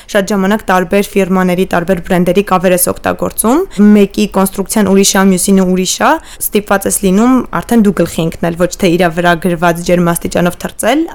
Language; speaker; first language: Armenian; native; Armenian